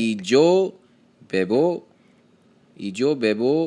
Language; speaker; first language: Spanish; non-native, learner; Hindi